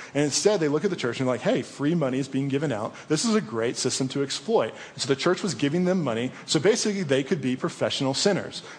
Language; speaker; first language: English; native; English